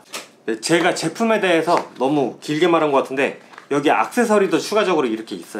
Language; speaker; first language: Korean; native; Korean